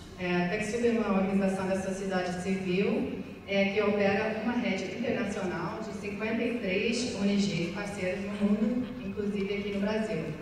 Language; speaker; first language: Portuguese; non-native, fluent; English